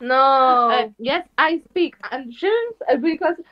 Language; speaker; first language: English; non-native, learner; Polish